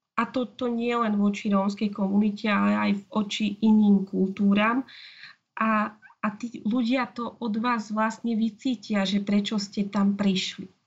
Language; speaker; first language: Slovak; native; Slovak